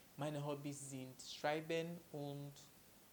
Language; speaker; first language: German; non-native, fluent; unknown